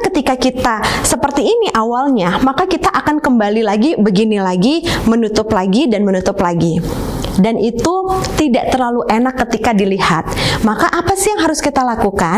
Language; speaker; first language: Indonesian; native; Indonesian